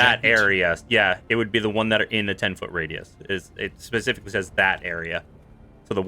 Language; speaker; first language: English; native; English